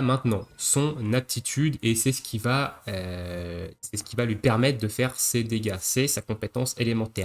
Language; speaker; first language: French; native; French